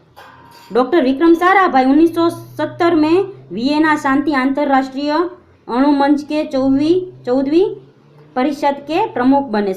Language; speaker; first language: Hindi; non-native, local second language; Gujarati